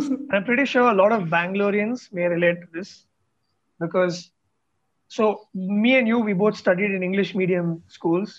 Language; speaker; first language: English; non-native, local second language; Tamil